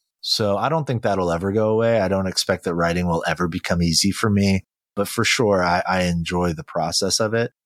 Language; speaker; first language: English; early bilingual, other home language; Korean